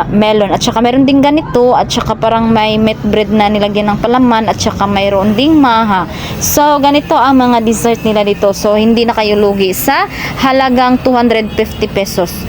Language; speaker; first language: Filipino; non-native, local second language; Cebuano